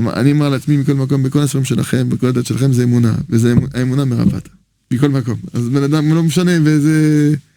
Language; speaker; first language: Hebrew; non-native, fluent; French